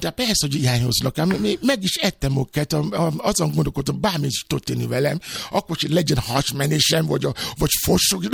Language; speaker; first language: Hungarian; non-native, fluent; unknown